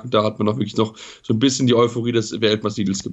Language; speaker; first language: German; native; German